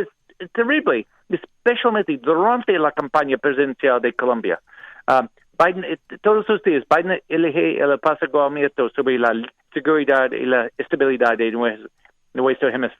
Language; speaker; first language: Spanish; non-native, learner; English